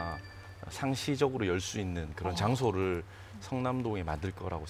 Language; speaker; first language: Korean; native; Korean